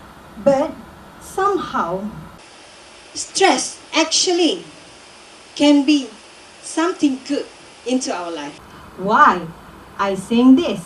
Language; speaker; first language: English; non-native, local second language; Malay